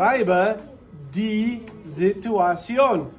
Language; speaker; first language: German; non-native, fluent; English